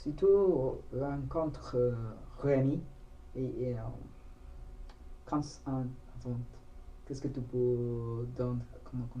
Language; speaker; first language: French; non-native, learner; Spanish